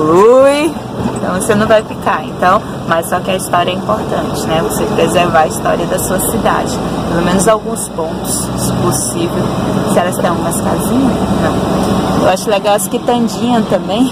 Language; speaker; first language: Portuguese; native; Portuguese